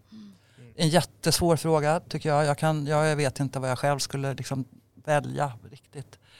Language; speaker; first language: Swedish; native; Swedish